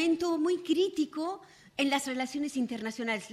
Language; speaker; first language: Spanish; non-native, fluent; Persian